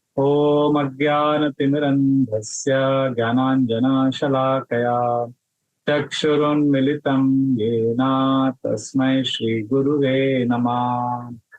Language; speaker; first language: Hindi; non-native, local second language; Marathi